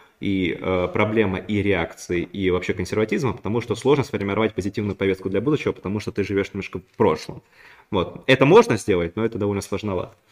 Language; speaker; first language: Russian; native; Russian